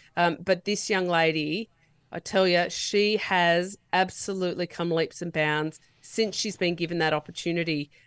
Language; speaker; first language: English; native; English